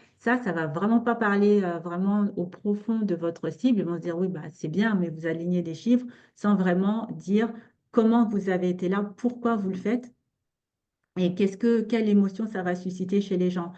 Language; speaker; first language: French; native; French